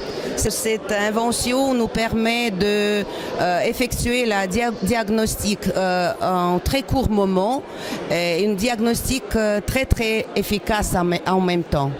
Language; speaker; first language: French; non-native, fluent; Russian